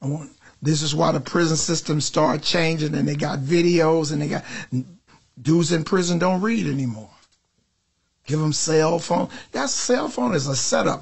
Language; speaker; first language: English; native; English